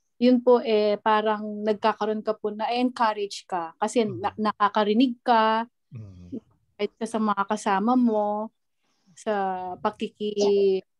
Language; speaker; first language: Filipino; non-native, local second language; Pampanga